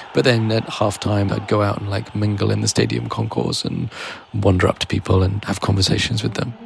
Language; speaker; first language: English; native; English